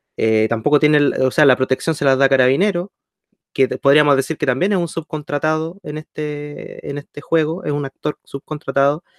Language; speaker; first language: Spanish; native; Spanish